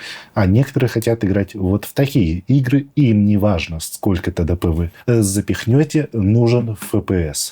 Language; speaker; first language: Russian; native; Russian